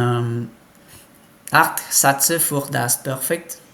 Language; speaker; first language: German; non-native, learner; French